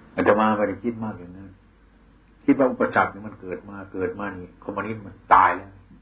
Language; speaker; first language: Thai; non-native, local second language; Northeastern Thai